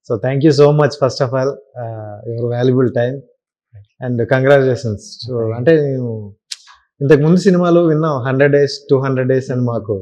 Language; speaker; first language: Telugu; native; Telugu